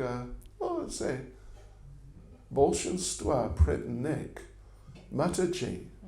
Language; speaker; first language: Russian; non-native, learner; English